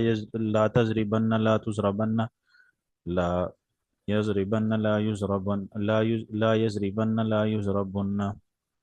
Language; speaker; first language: Arabic; non-native, learner; Urdu